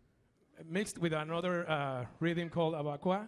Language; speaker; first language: English; native; English